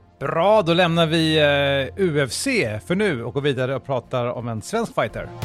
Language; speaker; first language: Swedish; native; Swedish